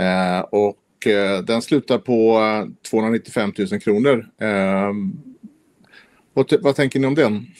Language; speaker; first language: Swedish; native; Swedish